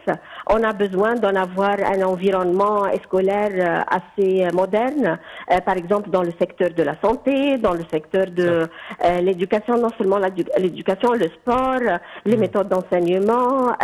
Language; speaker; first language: French; non-native, fluent; Arabic